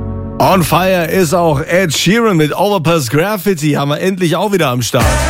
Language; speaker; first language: German; native; German